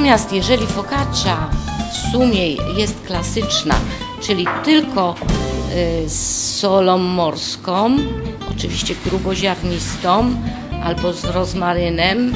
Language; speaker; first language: Polish; non-native, fluent; Italian